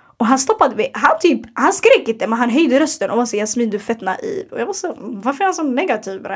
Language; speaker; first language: Swedish; early bilingual, other home language; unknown